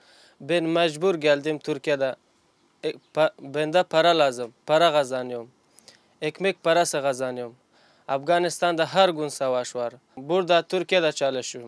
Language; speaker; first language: Turkish; non-native, learner; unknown